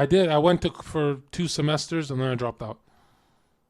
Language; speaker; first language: English; native; English